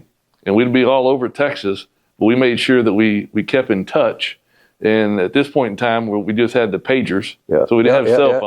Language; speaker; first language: English; native; English